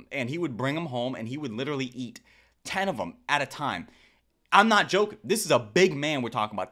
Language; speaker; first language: English; native; English